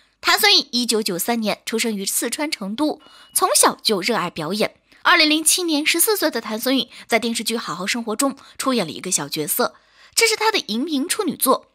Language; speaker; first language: Chinese; native; Chinese